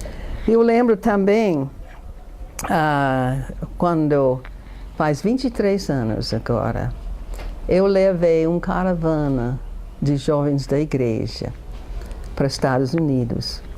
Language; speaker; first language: Portuguese; non-native, fluent; English